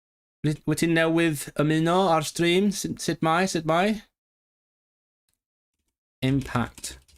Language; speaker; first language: Welsh; non-native, learner; Cantonese